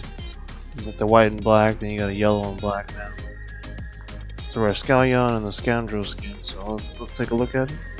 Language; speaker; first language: English; native; English